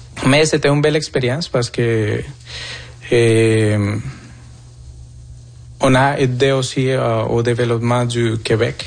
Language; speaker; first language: French; non-native, fluent; Spanish